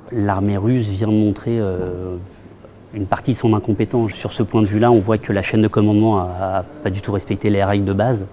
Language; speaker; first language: French; native; French